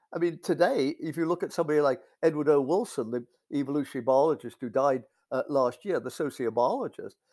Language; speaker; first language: English; native; English